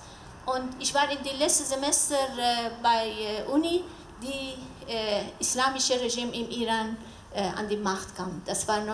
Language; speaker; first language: German; non-native, learner; Persian